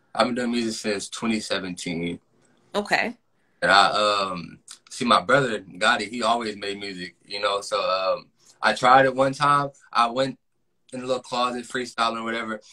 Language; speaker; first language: English; native; English